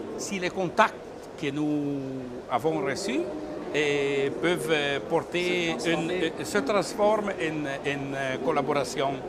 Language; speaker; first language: French; non-native, learner; Italian